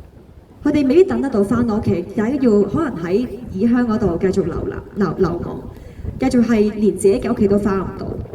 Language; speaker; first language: Cantonese; native; Cantonese